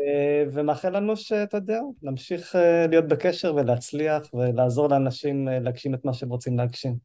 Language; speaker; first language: Hebrew; native; Hebrew